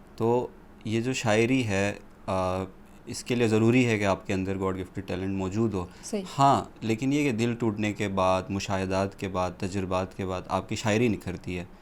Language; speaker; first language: Urdu; non-native, local second language; Balti